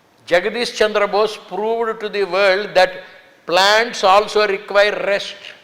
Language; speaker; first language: English; non-native, local second language; Telugu